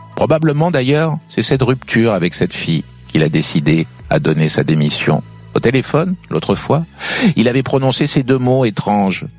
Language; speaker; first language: French; native; French